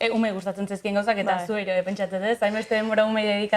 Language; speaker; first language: Basque; native; Basque